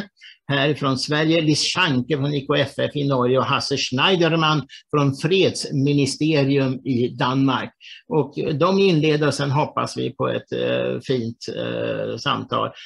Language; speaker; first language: Swedish; native; Swedish